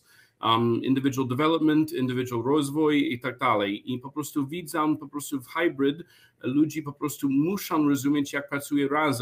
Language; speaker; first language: Polish; non-native, learner; English